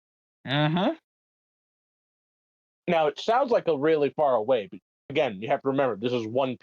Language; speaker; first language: English; native; English